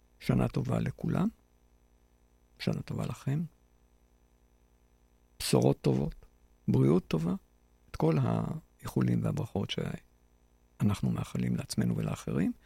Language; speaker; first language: Hebrew; native; Hebrew